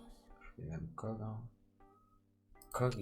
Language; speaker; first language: French; native; French